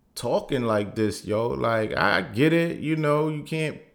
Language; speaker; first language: English; native; English